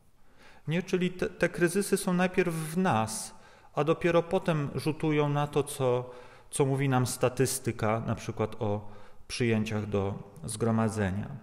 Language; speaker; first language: Polish; native; Polish